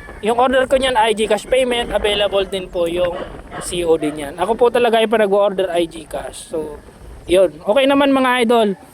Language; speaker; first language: Filipino; non-native, local second language; Bikol